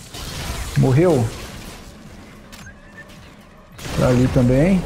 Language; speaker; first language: Portuguese; native; Portuguese